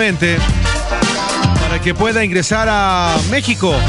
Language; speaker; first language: Spanish; native; Spanish